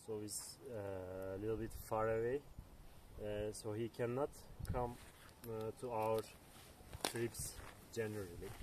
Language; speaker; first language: English; non-native, learner; Turkish